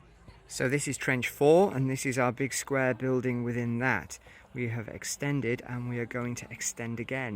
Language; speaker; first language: English; native; English